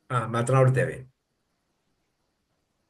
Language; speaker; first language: Kannada; non-native, learner; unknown